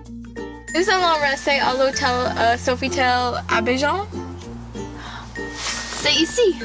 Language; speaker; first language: French; non-native, learner; English